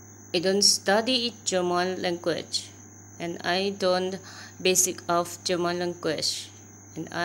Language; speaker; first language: English; non-native, learner; Thai